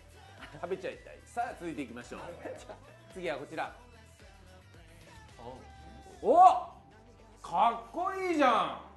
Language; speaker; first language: Japanese; native; Japanese